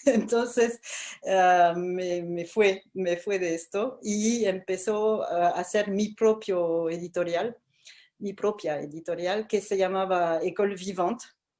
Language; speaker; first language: Spanish; non-native, fluent; French